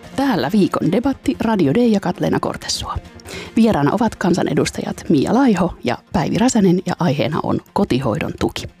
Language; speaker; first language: Finnish; native; Finnish